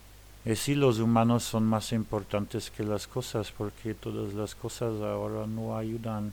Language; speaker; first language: Spanish; non-native, fluent; Luxembourgish